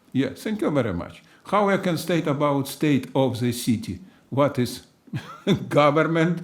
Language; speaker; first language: English; non-native, learner; German